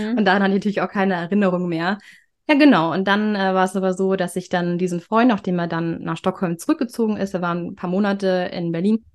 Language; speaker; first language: German; native; German